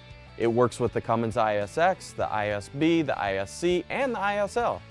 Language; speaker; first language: English; native; English